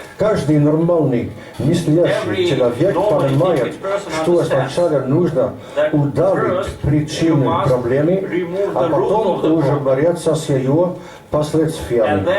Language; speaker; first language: Russian; non-native, learner; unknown